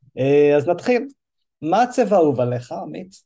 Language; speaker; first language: Hebrew; native; Hebrew